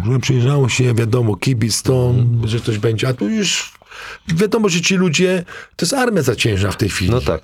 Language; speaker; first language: Polish; native; Polish